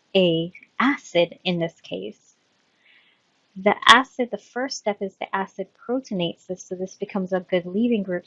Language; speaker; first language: English; native; English